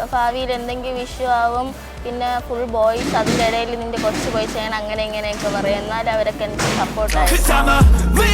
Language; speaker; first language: Malayalam; native; Malayalam